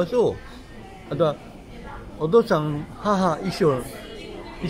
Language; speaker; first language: Japanese; non-native, learner; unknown